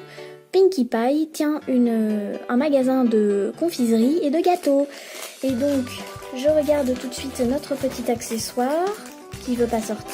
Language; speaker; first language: French; native; French